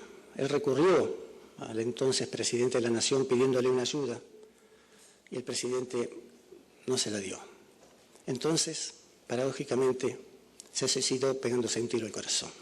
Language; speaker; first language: Spanish; native; Spanish